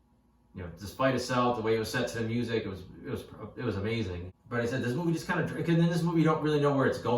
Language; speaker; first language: English; native; English